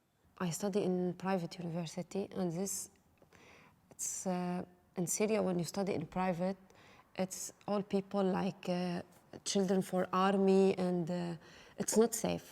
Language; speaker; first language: English; non-native, learner; Arabic